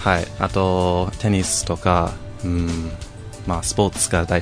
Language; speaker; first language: Japanese; non-native, fluent; English